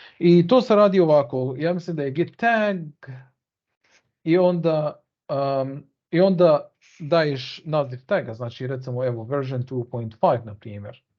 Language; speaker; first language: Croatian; early bilingual, heritage; Bosnian